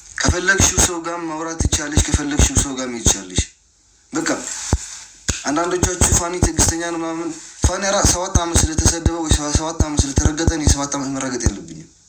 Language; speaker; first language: Amharic; non-native, local second language; Tigrinya